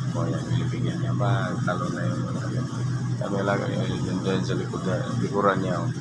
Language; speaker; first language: Filipino; non-native, local second language; Cebuano